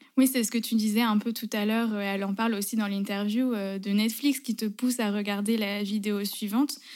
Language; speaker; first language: French; native; French